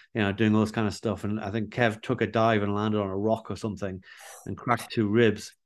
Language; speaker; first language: English; native; English